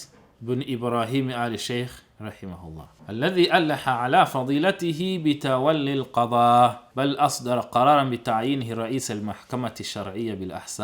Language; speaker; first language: Arabic; non-native, fluent; Kinyarwanda